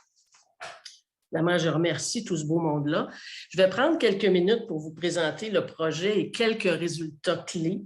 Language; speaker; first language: French; native; French